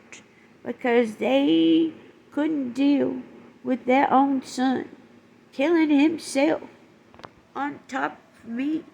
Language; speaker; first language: English; native; English